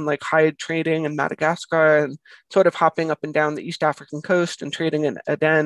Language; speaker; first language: English; native; English